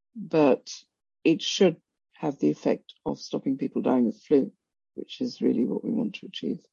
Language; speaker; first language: English; non-native, local second language; Bangla